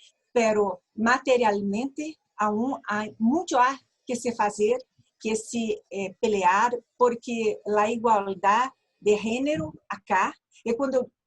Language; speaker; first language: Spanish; non-native, learner; Portuguese